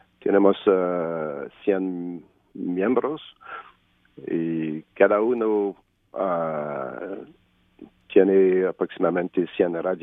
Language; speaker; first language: Spanish; non-native, learner; French